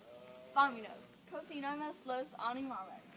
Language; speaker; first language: Spanish; non-native, learner; English